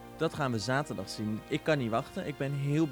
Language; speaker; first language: Dutch; native; Dutch